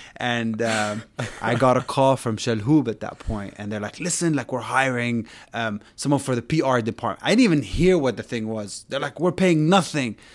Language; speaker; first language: English; non-native, fluent; Arabic